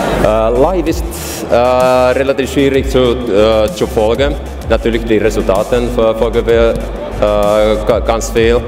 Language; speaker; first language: German; non-native, fluent; Finnish